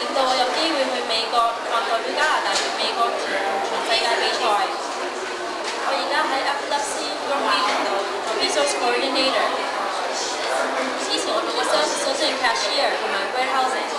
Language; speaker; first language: Chinese; early bilingual, heritage; Chinese